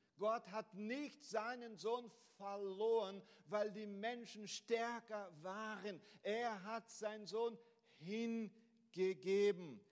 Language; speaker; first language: German; non-native, fluent; Portuguese